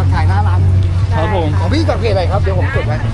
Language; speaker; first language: Thai; native; Thai